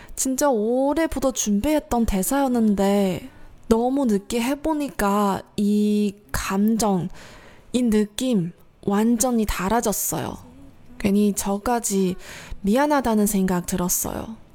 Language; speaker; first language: Korean; non-native, fluent; Chinese